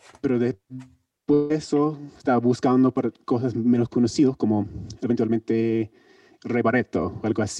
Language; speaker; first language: Spanish; non-native, learner; English